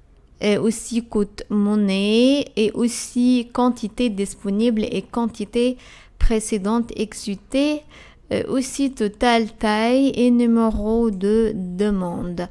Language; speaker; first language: French; non-native, fluent; Arabic